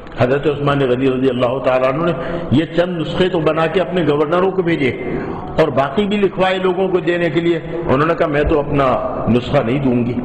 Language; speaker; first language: Urdu; native; Urdu